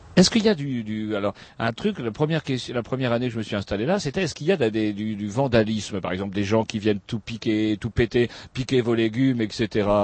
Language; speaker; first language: French; native; French